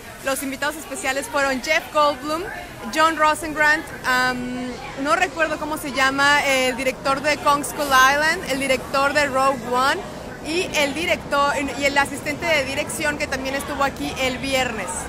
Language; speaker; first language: Spanish; native; Spanish